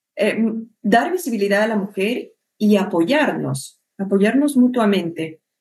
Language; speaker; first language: Spanish; native; Spanish